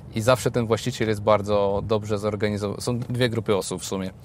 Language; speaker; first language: Polish; native; Polish